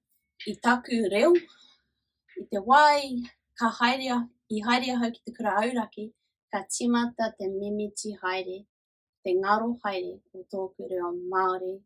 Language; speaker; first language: Māori; non-native, local second language; English